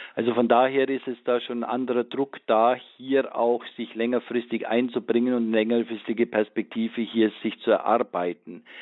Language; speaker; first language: German; native; German